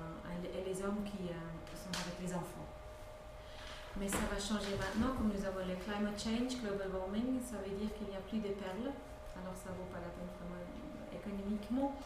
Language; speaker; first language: French; non-native, fluent; English